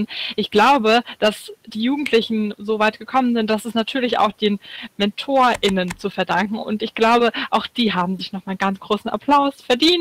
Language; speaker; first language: German; native; German